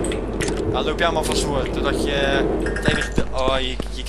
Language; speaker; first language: Dutch; native; Dutch